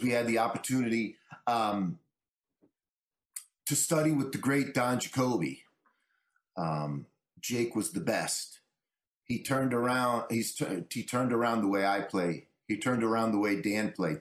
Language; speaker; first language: English; native; English